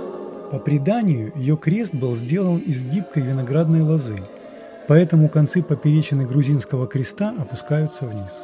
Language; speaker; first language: Russian; native; Russian